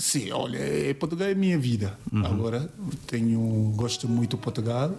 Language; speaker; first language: Portuguese; non-native, learner; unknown